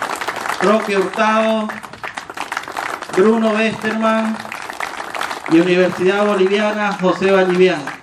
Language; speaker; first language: Spanish; native; Spanish